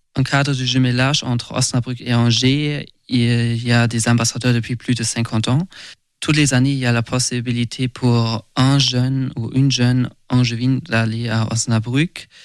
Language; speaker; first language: French; non-native, learner; German